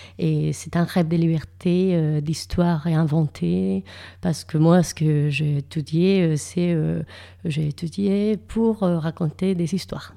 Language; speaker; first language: French; non-native, fluent; Spanish